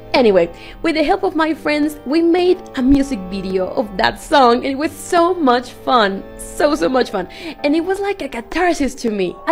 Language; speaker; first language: English; non-native, fluent; Spanish